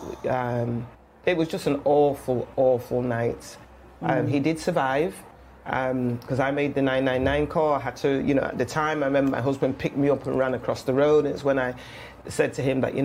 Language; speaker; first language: English; native; English